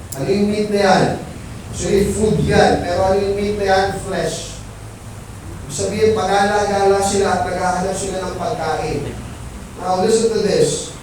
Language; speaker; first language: Filipino; non-native, local second language; Iloko